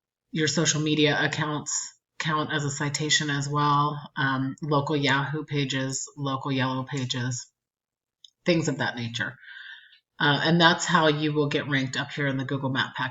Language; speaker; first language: English; native; English